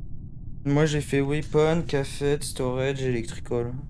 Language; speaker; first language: French; native; French